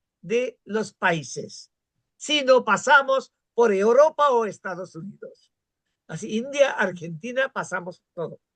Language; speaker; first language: Spanish; non-native, fluent; Bangla